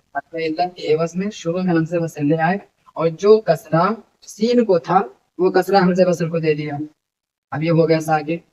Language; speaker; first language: Urdu; native; Urdu